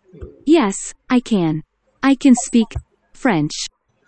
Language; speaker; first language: English; non-native, learner; Korean